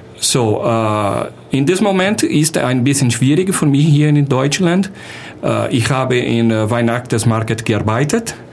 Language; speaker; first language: German; non-native, learner; Portuguese